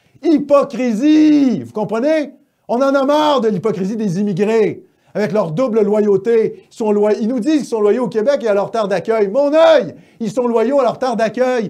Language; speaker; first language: French; native; French